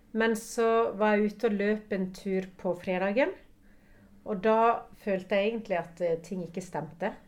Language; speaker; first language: Norwegian; native; Norwegian